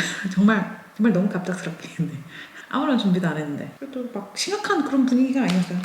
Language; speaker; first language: Korean; native; Korean